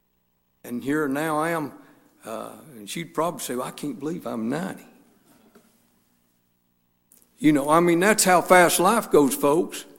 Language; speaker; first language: English; native; English